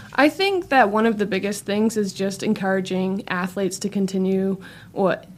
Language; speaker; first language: English; native; English